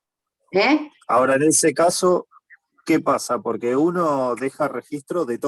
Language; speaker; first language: Spanish; native; Spanish